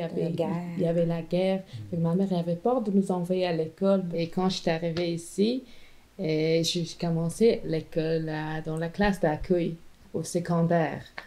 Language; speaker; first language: French; non-native, local second language; Persian